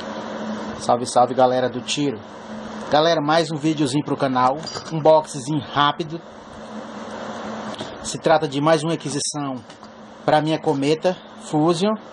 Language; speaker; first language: Portuguese; native; Portuguese